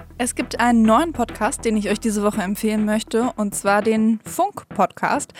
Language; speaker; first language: German; native; German